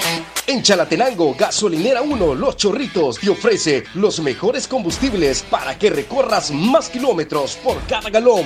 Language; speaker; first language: Spanish; native; Spanish